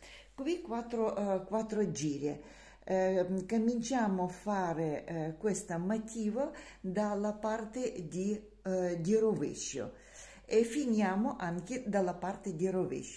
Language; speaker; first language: Italian; non-native, learner; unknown